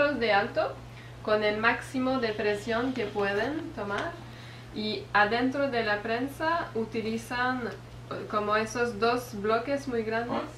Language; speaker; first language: Spanish; non-native, fluent; French